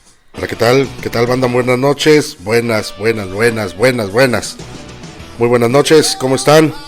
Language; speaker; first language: Spanish; native; Spanish